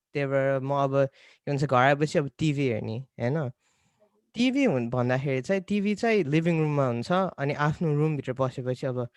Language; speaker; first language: Nepali; early bilingual, other home language; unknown